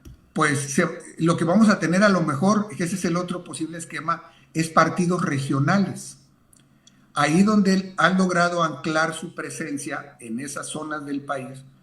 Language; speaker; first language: Spanish; native; Spanish